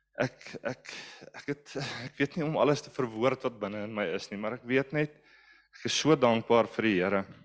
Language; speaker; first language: Afrikaans; non-native, local second language; English